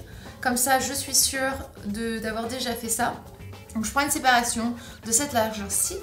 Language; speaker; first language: French; native; French